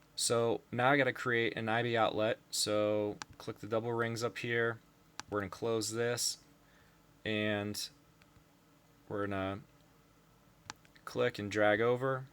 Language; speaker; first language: English; native; English